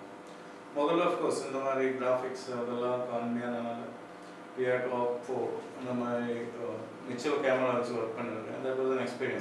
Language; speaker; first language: Tamil; non-native, local second language; Malayalam